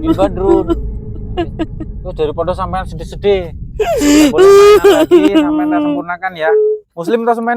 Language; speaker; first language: Indonesian; non-native, local second language; Javanese